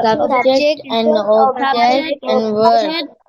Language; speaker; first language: English; non-native, learner; Tamil